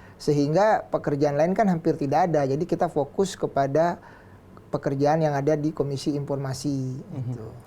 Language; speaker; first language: Indonesian; native; Indonesian